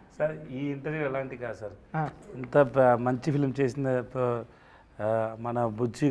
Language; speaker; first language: Telugu; non-native, learner; Tamil